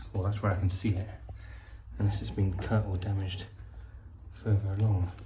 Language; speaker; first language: English; native; English